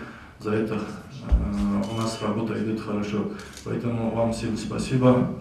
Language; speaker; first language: Russian; non-native, local second language; Avaric